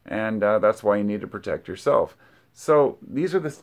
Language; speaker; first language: English; native; English